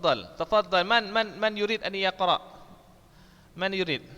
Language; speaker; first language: Arabic; non-native, fluent; Indonesian